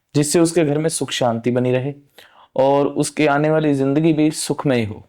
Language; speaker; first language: Hindi; non-native, local second language; Punjabi